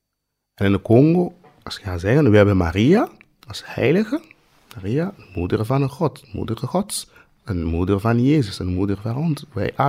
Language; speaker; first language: Dutch; non-native, fluent; Swahili